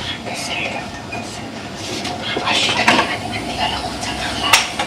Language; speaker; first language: Hebrew; non-native, fluent; German